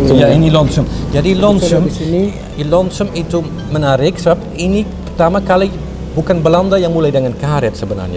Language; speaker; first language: Indonesian; non-native, fluent; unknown